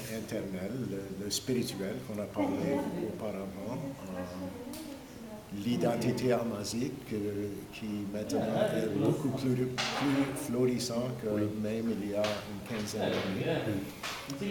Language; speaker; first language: French; non-native, fluent; English